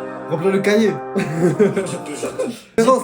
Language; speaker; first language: French; native; French